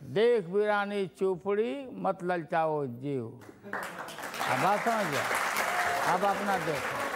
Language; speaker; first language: Hindi; native; Hindi